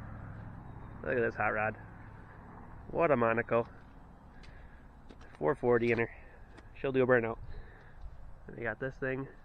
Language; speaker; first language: English; native; English